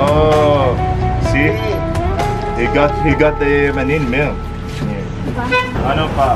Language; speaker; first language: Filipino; non-native, learner; Arabic